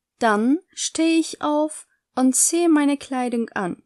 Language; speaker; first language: German; non-native, fluent; Turkish